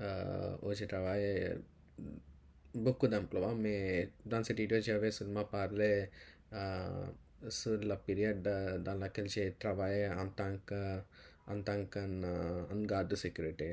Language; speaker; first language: French; non-native, learner; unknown